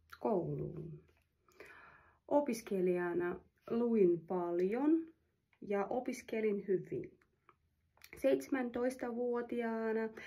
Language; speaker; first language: Finnish; non-native, learner; Russian